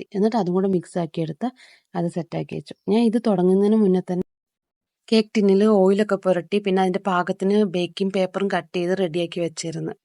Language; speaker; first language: Malayalam; native; Malayalam